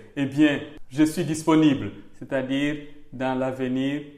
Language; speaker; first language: French; non-native, local second language; Swahili